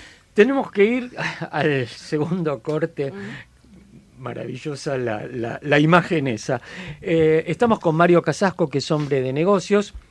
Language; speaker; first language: Spanish; native; Spanish